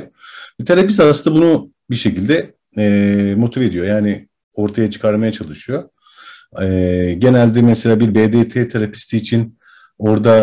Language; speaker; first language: Turkish; native; Turkish